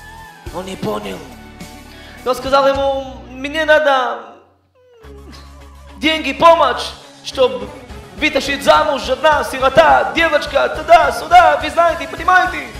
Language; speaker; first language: Russian; early bilingual, heritage; Hebrew